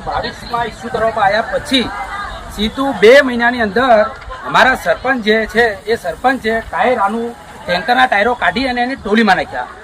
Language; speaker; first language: Gujarati; native; Gujarati